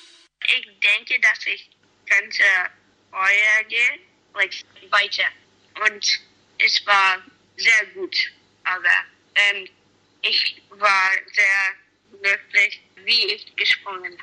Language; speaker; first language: German; non-native, learner; English